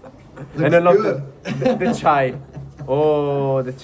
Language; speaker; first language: English; non-native, fluent; Italian